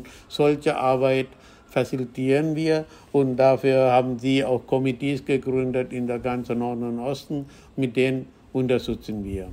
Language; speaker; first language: German; non-native, fluent; Tamil